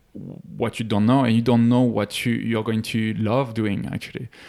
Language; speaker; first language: English; non-native, fluent; French